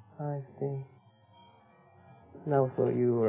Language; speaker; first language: English; non-native, learner; Japanese